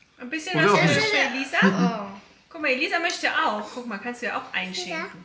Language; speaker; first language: German; native; German